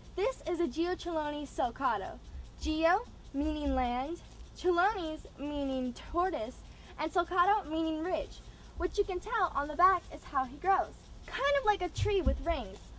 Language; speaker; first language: English; native; English